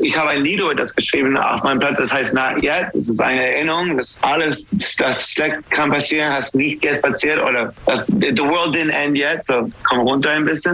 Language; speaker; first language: German; non-native, learner; English